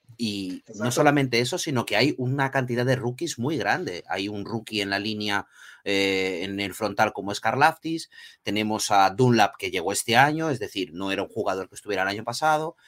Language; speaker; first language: Spanish; early bilingual, other home language; Portuguese